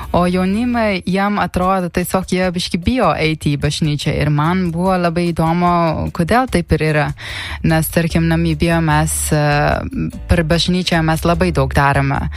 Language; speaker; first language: Lithuanian; non-native, learner; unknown